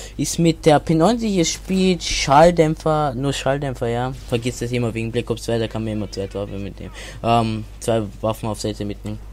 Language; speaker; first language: German; native; German